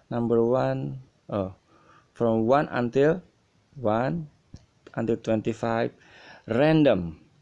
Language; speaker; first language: English; non-native, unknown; Indonesian